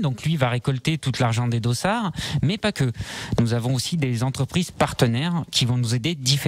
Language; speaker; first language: French; native; French